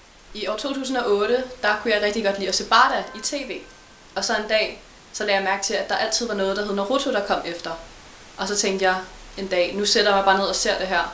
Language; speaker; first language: Danish; native; Danish